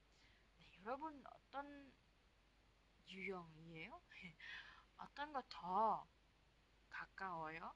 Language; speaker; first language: Korean; non-native, learner; Indonesian